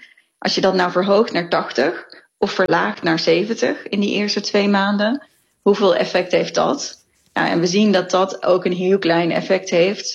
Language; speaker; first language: Dutch; native; Dutch